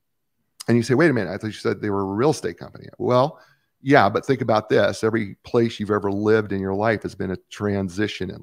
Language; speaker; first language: English; native; English